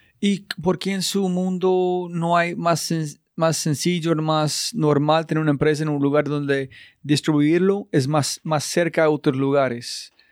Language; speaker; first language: Spanish; non-native, fluent; English